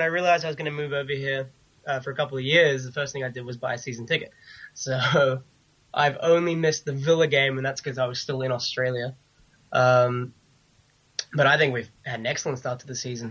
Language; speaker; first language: English; native; English